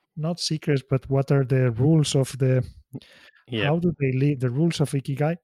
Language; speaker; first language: English; non-native, fluent; Spanish